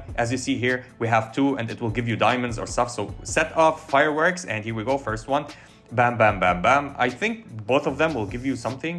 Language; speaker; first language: English; non-native, fluent; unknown